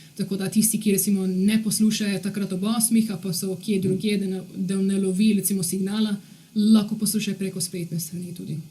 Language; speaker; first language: Slovenian; early bilingual, heritage; Slovenian